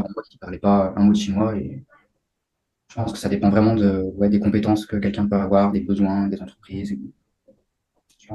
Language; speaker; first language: French; native; French